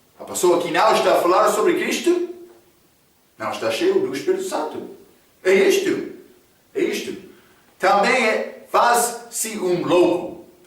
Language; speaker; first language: Portuguese; non-native, fluent; English